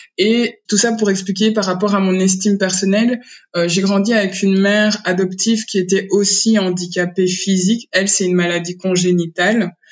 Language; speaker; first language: French; early bilingual, other home language; Kinyarwanda